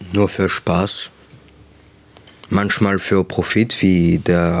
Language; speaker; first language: German; non-native, local second language; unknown